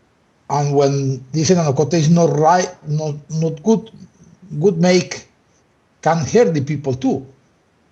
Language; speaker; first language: English; non-native, learner; Spanish